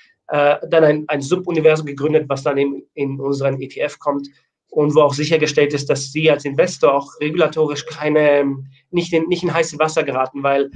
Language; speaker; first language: German; native; German